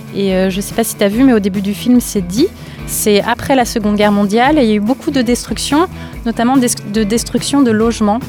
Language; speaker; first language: French; native; French